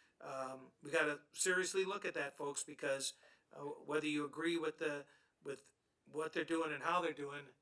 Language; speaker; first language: English; native; English